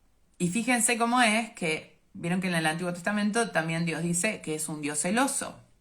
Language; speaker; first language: Spanish; native; Spanish